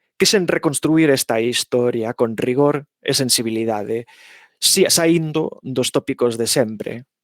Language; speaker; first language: Galician; non-native, fluent; English